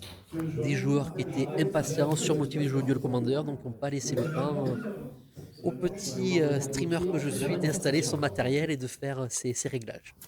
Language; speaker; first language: French; native; French